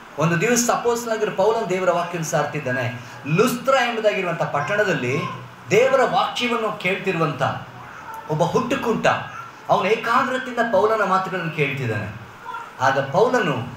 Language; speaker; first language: Kannada; native; Kannada